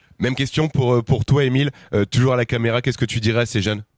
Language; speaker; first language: French; native; French